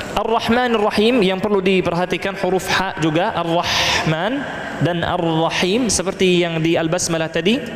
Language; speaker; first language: Malay; non-native, fluent; Arabic